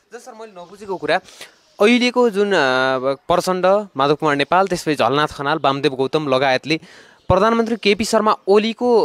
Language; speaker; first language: Nepali; native; Nepali